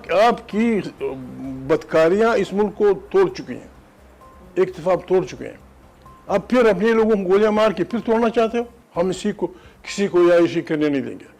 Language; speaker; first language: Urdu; non-native, local second language; Pashto